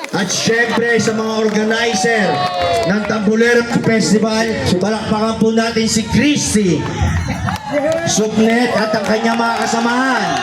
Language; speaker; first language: Filipino; native; Filipino